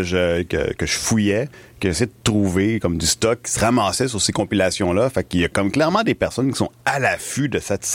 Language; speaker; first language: French; native; French